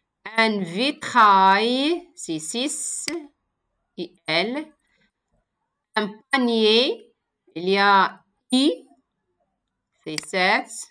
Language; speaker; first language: French; non-native, local second language; Arabic